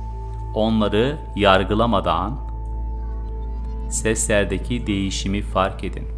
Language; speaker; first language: Turkish; native; Turkish